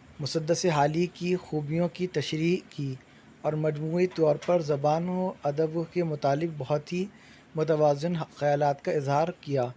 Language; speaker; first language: Urdu; native; Urdu